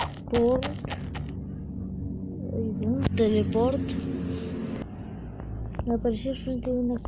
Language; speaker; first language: Spanish; native; Spanish